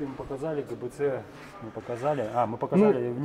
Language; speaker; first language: Russian; native; Russian